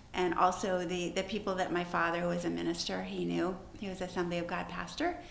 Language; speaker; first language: English; native; English